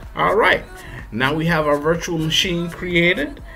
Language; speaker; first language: English; native; English